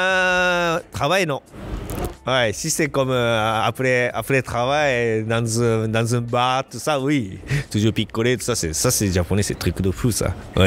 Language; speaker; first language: French; non-native, learner; Japanese